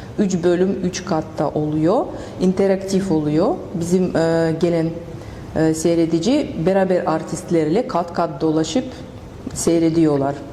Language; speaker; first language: Turkish; non-native, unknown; Russian